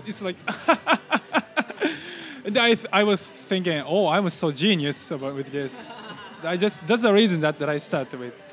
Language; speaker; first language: English; non-native, learner; Japanese